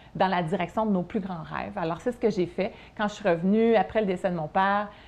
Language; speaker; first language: French; native; French